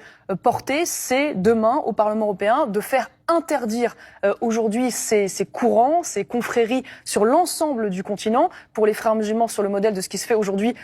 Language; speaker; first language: French; native; French